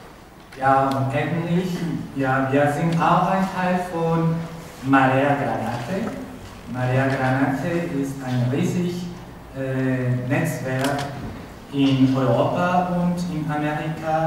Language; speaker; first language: German; non-native, learner; Spanish